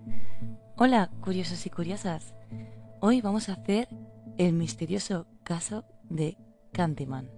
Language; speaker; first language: Spanish; native; Spanish